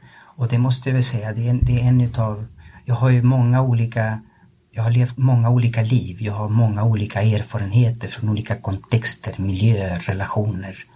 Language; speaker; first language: Swedish; early bilingual, other home language; Spanish